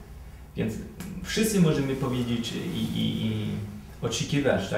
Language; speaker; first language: Polish; non-native, fluent; French